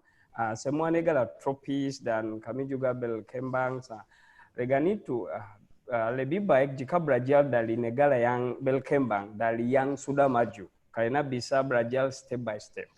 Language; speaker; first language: Indonesian; non-native, learner; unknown